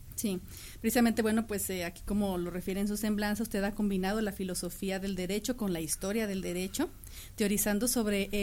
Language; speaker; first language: Spanish; native; Spanish